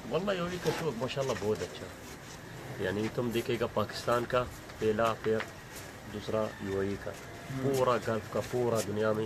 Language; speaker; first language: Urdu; non-native, learner; Arabic